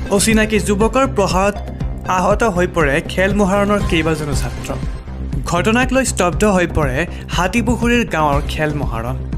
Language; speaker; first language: Assamese; non-native, local second language; Bangla